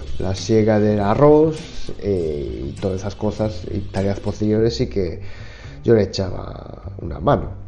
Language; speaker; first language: Spanish; non-native, fluent; Japanese